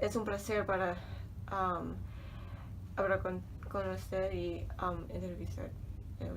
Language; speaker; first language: Spanish; non-native, learner; English